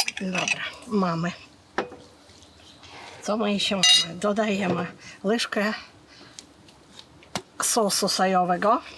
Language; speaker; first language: Polish; non-native, fluent; Ukrainian